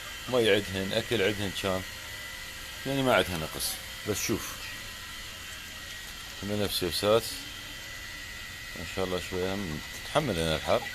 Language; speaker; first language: Arabic; native; Arabic